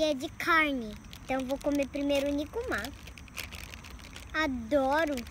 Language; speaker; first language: Portuguese; early bilingual, heritage; Portuguese